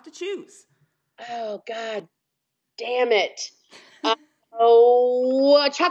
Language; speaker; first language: English; native; English